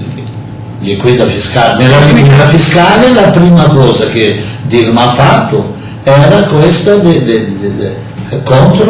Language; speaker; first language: Italian; non-native, fluent; Portuguese